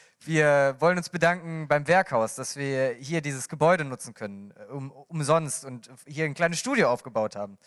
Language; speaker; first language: German; native; German